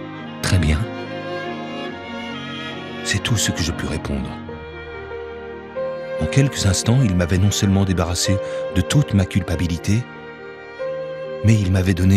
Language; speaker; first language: French; native; French